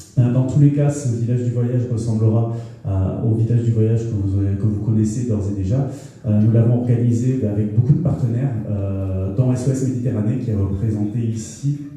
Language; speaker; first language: French; native; French